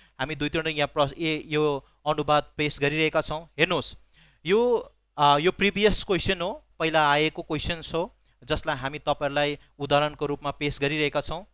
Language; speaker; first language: Nepali; native; Nepali